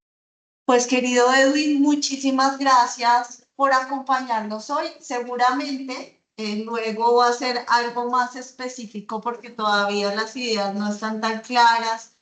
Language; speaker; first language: Spanish; native; Spanish